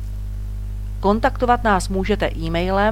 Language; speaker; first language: Czech; native; Czech